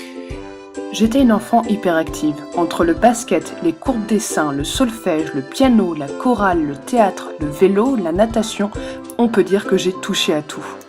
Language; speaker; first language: French; native; French